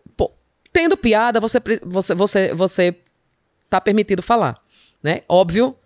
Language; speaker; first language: Portuguese; native; Portuguese